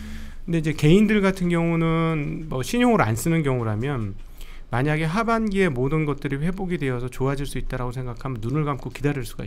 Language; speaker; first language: Korean; native; Korean